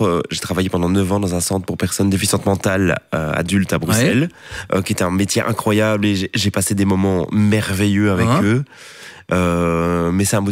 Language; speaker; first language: French; native; French